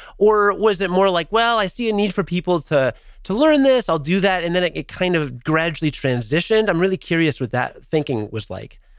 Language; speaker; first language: English; native; English